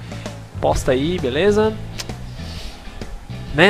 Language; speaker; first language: Portuguese; native; Portuguese